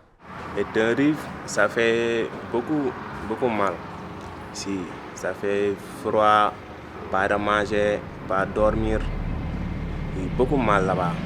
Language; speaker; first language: French; non-native, learner; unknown